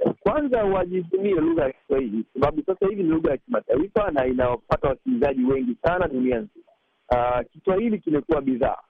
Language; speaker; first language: Swahili; native; Swahili